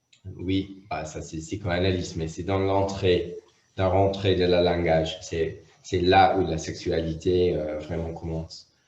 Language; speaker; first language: French; non-native, fluent; English